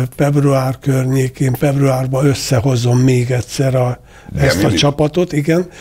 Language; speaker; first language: Hungarian; native; Hungarian